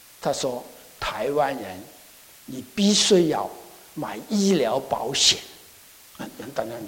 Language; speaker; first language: Chinese; non-native, local second language; Cantonese